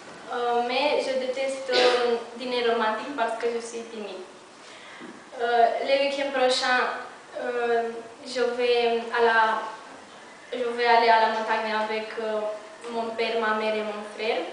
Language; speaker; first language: French; non-native, learner; Romanian